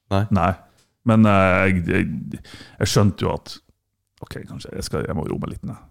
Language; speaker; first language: Norwegian; native; Norwegian